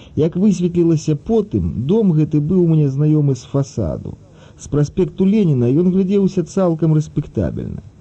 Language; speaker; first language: Belarusian; early bilingual, other home language; Russian